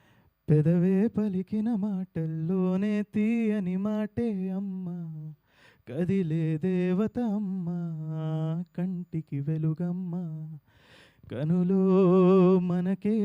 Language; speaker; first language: Telugu; native; Telugu